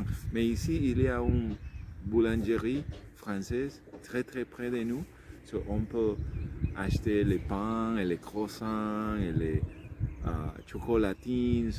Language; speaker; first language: French; non-native, learner; Spanish